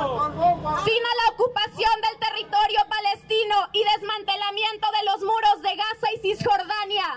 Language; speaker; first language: Spanish; native; Spanish